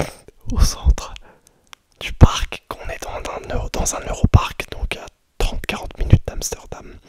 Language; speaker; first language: French; native; French